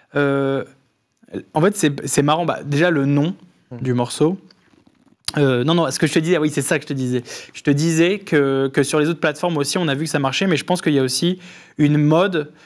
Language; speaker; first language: French; native; French